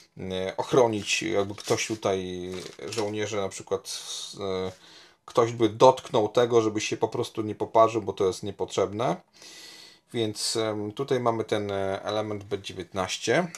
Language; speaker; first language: Polish; native; Polish